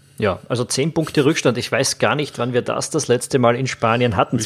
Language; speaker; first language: German; native; German